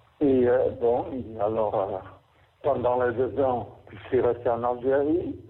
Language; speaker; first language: French; non-native, fluent; Portuguese